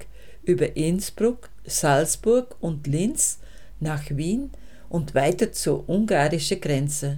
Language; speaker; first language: German; native; German